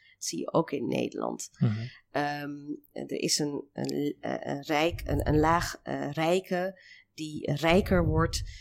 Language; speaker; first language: Dutch; early bilingual, other home language; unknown